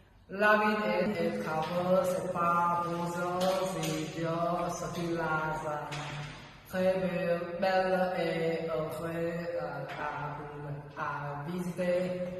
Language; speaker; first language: French; non-native, learner; Vietnamese